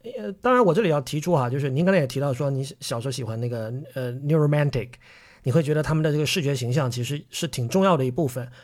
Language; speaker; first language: Chinese; native; Chinese